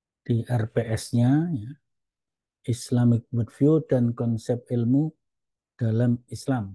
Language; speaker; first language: Indonesian; native; Indonesian